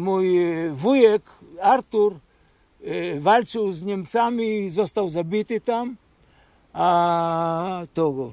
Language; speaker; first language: Polish; early bilingual, heritage; Polish